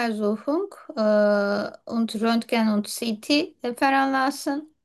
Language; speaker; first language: German; non-native, learner; Turkish